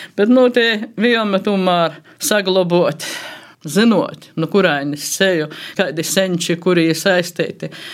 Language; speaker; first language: Latvian; native; Latvian